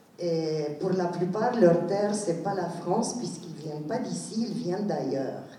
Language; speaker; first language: French; non-native, fluent; Romanian